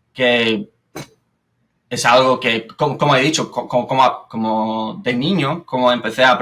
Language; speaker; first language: Spanish; non-native, fluent; English